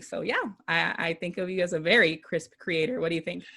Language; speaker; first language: English; native; English